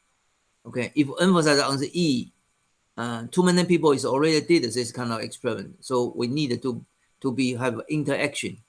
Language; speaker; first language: English; non-native, fluent; Chinese